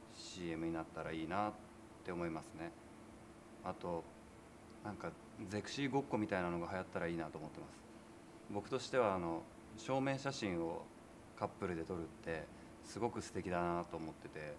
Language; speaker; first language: Japanese; native; Japanese